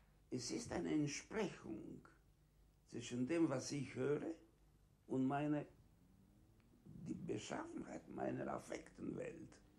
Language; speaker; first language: German; non-native, fluent; Romanian